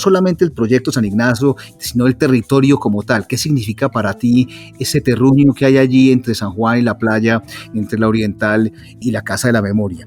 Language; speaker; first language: Spanish; native; Spanish